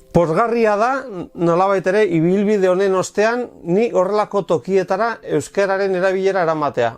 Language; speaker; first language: Basque; non-native, local second language; Spanish